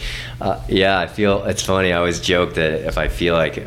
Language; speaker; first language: English; native; English